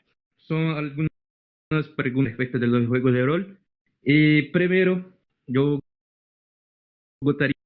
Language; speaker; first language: Spanish; non-native, fluent; Portuguese